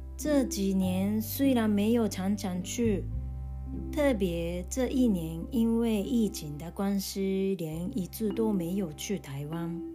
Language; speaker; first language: Chinese; non-native, fluent; Japanese